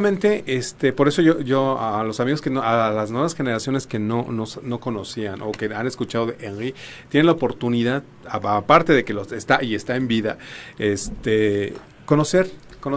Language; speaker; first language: Spanish; native; Spanish